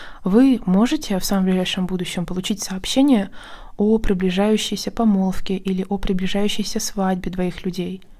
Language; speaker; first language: Russian; native; Russian